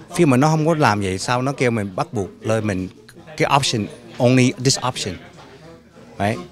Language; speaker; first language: Vietnamese; early bilingual, heritage; Vietnamese